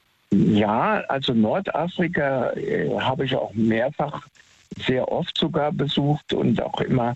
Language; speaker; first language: German; native; German